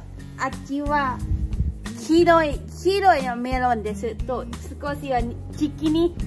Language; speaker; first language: Japanese; non-native, local second language; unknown